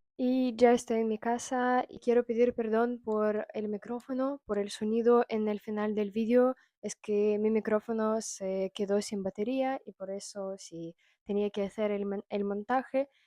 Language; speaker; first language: Spanish; non-native, fluent; Russian